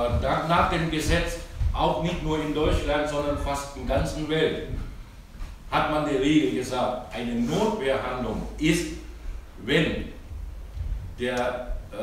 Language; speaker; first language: German; non-native, learner; Thai